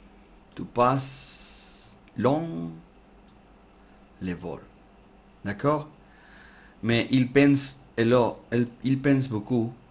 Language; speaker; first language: French; non-native, learner; Spanish